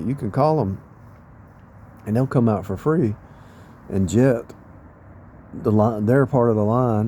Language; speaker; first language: English; native; English